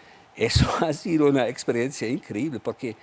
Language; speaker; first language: Spanish; non-native, fluent; German